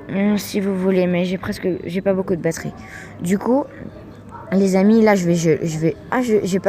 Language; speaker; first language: French; native; French